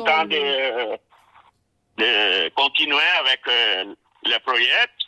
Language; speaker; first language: French; non-native, learner; Spanish